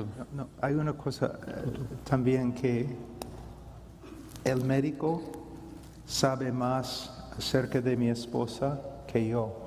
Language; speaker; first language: Spanish; non-native, fluent; English